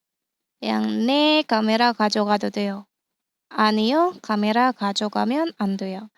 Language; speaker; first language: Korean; non-native, fluent; Indonesian